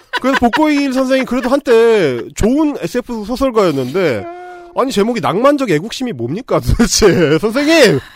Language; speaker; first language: Korean; native; Korean